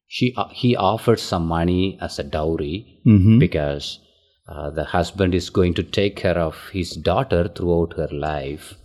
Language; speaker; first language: English; non-native, local second language; Tamil